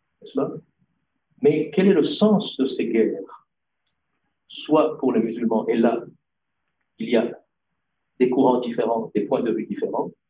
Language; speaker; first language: French; non-native, local second language; Arabic